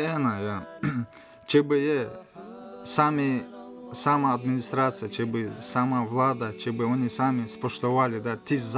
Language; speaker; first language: Slovenian; non-native, learner; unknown